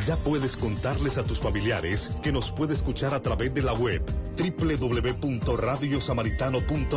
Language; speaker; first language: Spanish; native; Spanish